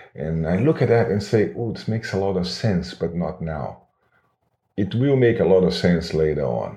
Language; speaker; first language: English; non-native, fluent; Portuguese